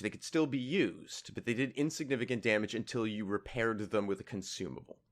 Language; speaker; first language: English; native; English